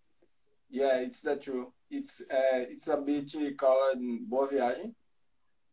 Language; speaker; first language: English; non-native, learner; Portuguese